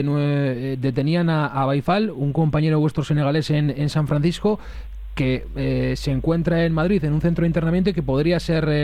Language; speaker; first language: Spanish; native; Spanish